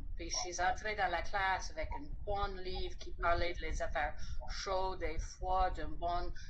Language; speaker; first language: French; non-native, fluent; English